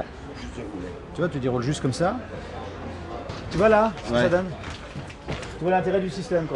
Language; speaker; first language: French; native; French